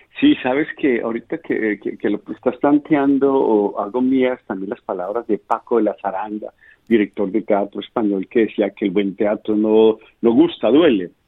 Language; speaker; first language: Spanish; native; Spanish